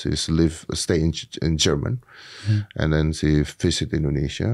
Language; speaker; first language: English; non-native, fluent; Indonesian